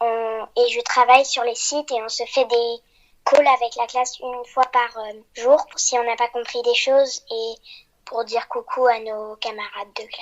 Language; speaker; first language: French; early bilingual, heritage; French